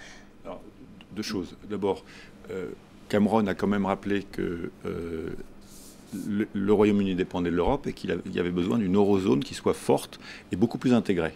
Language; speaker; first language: French; native; French